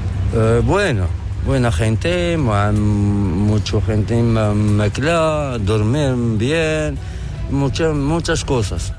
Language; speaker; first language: Spanish; non-native, learner; Arabic